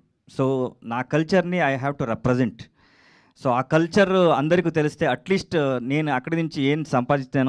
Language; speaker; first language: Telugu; non-native, learner; Kannada